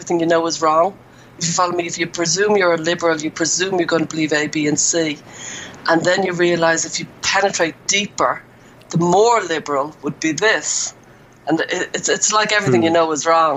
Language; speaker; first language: English; native; English